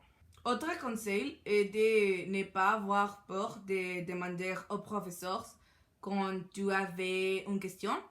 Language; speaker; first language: French; non-native, learner; Spanish